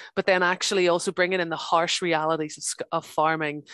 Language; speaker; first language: English; native; English